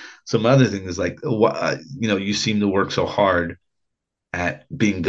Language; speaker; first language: English; native; English